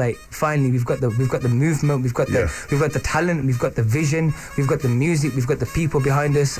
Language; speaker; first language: English; native; English